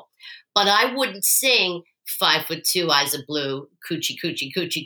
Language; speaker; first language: English; native; English